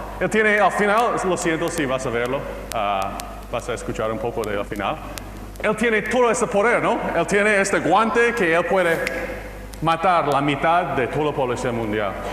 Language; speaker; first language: Spanish; non-native, fluent; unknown